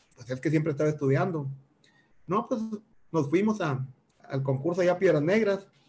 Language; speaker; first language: Spanish; native; Spanish